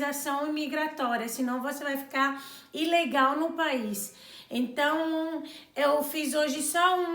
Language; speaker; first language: Portuguese; non-native, local second language; Kabuverdianu